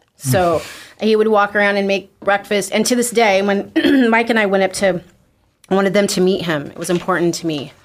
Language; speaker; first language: English; native; English